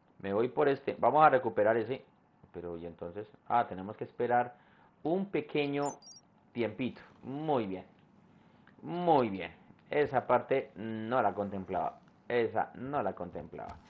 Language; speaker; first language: Spanish; native; Spanish